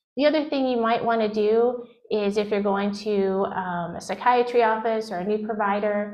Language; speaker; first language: English; native; English